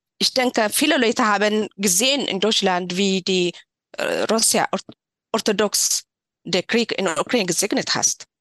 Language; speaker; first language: German; non-native, learner; Tigrinya